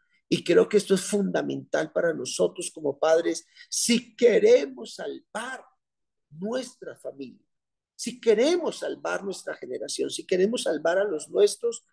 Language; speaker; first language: Spanish; native; Spanish